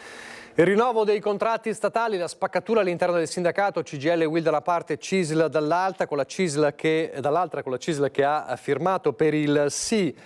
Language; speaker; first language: Italian; native; Italian